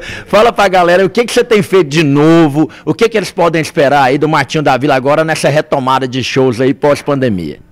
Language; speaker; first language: Portuguese; native; Portuguese